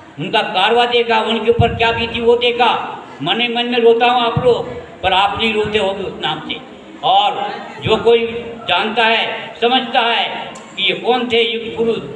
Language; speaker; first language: Hindi; native; Hindi